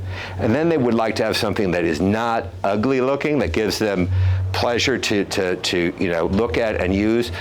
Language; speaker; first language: English; native; English